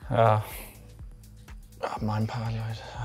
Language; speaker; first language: German; non-native, learner; Danish